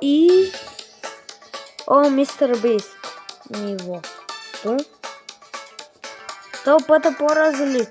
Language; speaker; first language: Bulgarian; native; Bulgarian